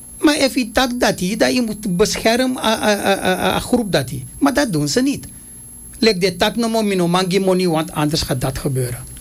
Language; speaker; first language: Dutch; native; Dutch